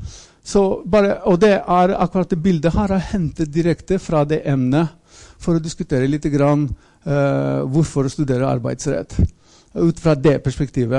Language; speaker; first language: Norwegian; non-native, fluent; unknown